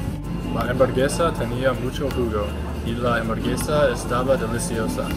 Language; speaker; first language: Spanish; non-native, learner; English